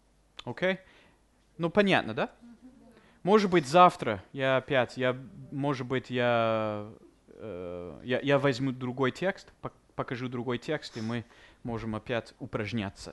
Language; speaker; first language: Russian; non-native, fluent; English